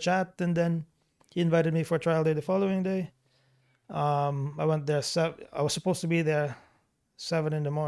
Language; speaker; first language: English; non-native, local second language; Cebuano